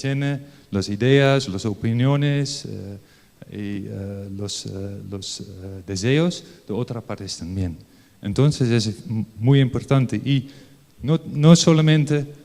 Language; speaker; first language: Spanish; non-native, learner; Dutch